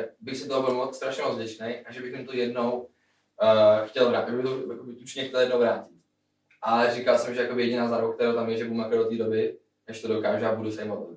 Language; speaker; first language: Czech; native; Czech